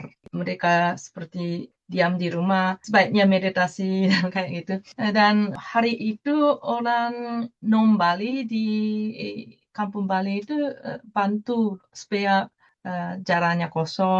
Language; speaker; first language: Indonesian; non-native, fluent; Japanese